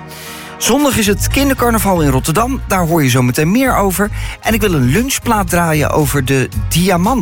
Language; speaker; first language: Dutch; native; Dutch